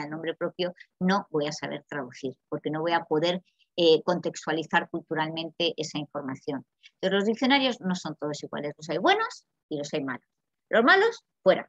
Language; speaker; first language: Spanish; native; Spanish